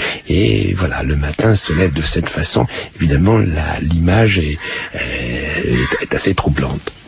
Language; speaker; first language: French; native; French